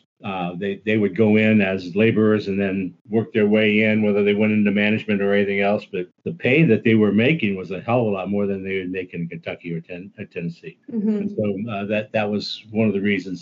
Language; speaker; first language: English; native; English